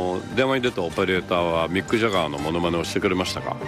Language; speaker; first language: Japanese; native; Japanese